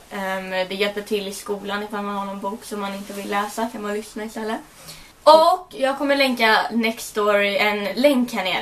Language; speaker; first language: Swedish; native; Swedish